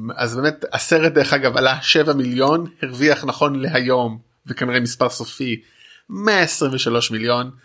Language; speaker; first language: Hebrew; native; Hebrew